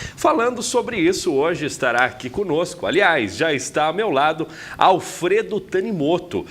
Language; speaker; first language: Portuguese; native; Portuguese